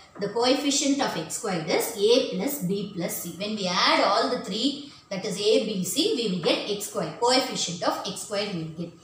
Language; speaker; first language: English; non-native, local second language; Tamil